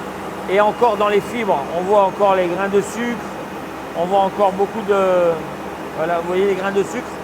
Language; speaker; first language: French; native; French